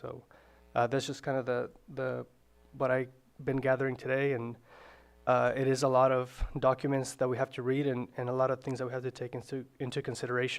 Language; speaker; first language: English; native; English